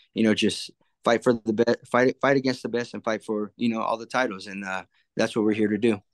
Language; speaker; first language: English; early bilingual, other home language; Spanish